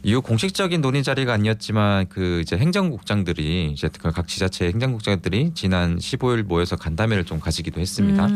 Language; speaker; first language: Korean; native; Korean